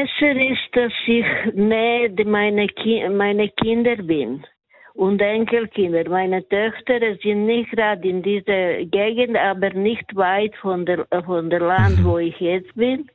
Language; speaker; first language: German; non-native, learner; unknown